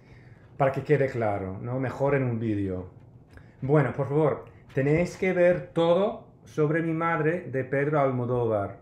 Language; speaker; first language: Spanish; non-native, fluent; English